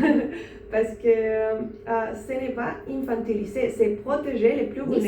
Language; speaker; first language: French; non-native, learner; Spanish